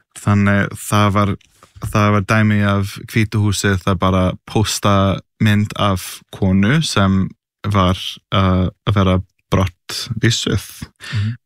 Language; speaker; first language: Icelandic; non-native, fluent; English